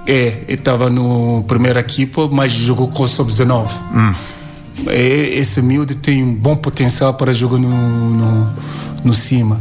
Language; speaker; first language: Portuguese; non-native, learner; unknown